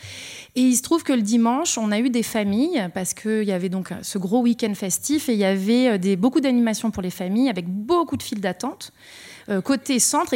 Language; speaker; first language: French; native; French